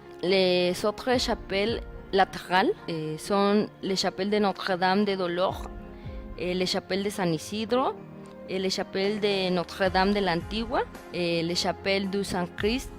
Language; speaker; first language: French; non-native, learner; Spanish